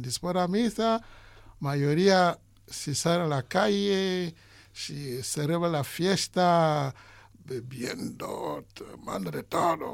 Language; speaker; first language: Spanish; non-native, learner; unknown